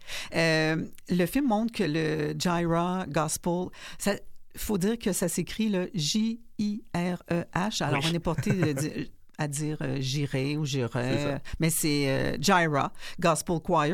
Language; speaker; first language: French; native; French